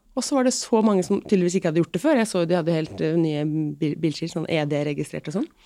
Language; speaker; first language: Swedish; native; Swedish